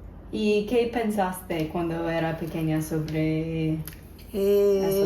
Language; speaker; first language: Spanish; non-native, learner; English